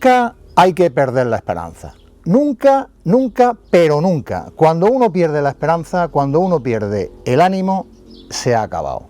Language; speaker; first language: Spanish; native; Spanish